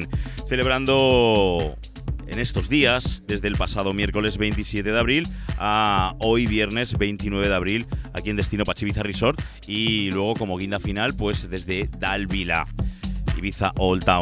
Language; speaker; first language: Spanish; native; Spanish